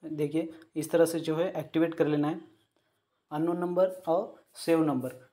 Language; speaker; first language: Hindi; non-native, local second language; Marathi